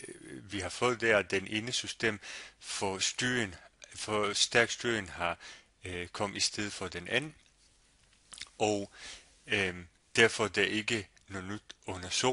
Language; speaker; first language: Danish; non-native, fluent; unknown